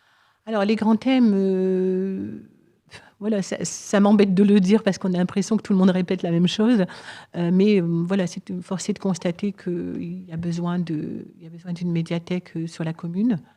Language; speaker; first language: French; native; French